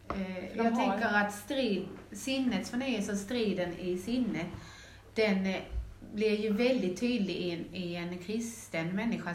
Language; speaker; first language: Swedish; native; Swedish